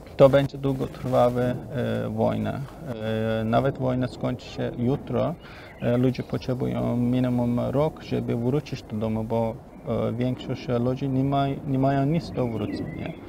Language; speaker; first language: Polish; non-native, learner; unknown